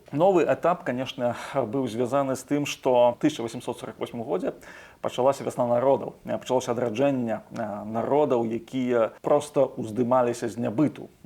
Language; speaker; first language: Belarusian; native; Belarusian